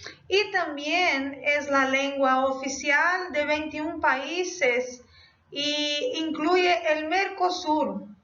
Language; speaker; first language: Spanish; non-native, fluent; Portuguese